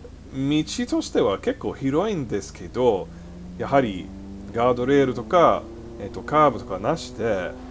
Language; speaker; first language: Japanese; non-native, fluent; English